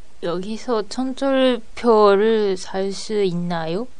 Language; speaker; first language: Korean; non-native, learner; Japanese